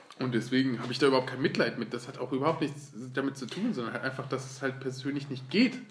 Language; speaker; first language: German; early bilingual, other home language; Turkish